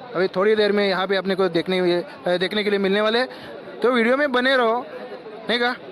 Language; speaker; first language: Hindi; non-native, local second language; Marathi